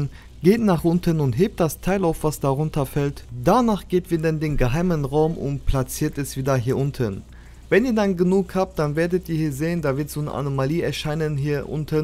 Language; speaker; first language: German; native; German